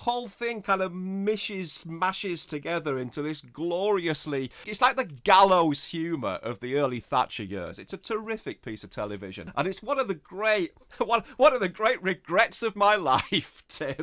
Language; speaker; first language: English; native; English